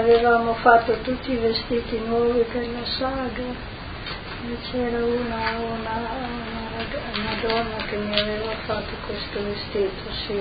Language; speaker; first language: Italian; non-native, local second language; Slovenian